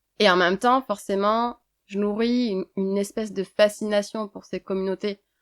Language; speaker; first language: French; native; French